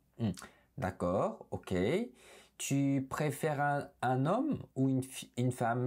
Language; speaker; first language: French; non-native, fluent; Korean